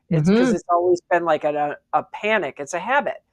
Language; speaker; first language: English; native; English